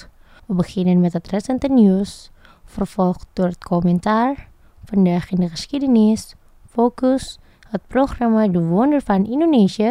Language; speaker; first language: Dutch; non-native, fluent; Indonesian